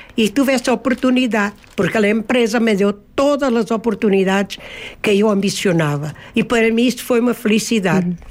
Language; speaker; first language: Portuguese; native; Portuguese